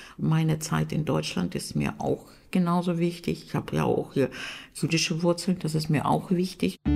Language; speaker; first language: German; non-native, fluent; Russian